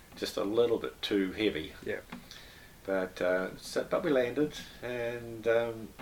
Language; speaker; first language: English; native; English